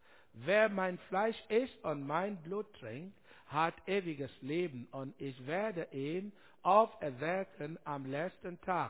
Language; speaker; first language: German; non-native, learner; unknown